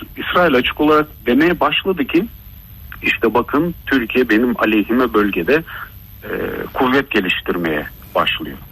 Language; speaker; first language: Turkish; early bilingual, heritage; Turkish